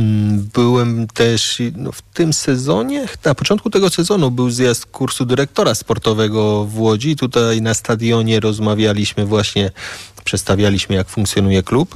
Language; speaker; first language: Polish; early bilingual, heritage; Polish